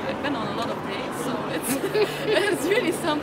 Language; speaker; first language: English; non-native, fluent; Dutch